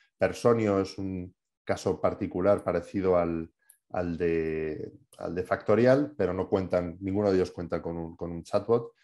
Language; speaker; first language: Spanish; native; Spanish